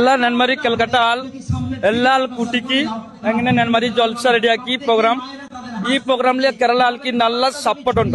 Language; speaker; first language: Malayalam; non-native, learner; Bangla